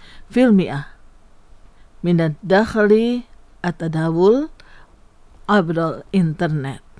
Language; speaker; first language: Arabic; non-native, fluent; Indonesian